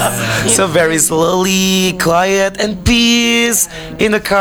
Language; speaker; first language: English; non-native, learner; Indonesian